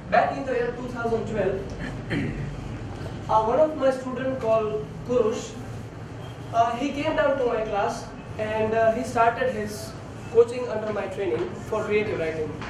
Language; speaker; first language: English; non-native, local second language; Gujarati